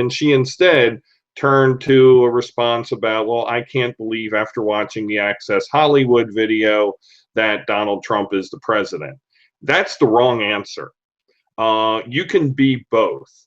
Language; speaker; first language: English; native; English